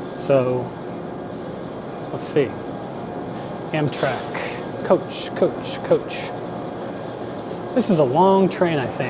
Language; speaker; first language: English; native; English